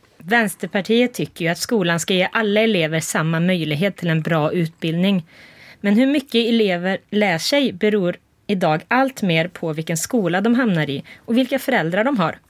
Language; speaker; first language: Swedish; native; Swedish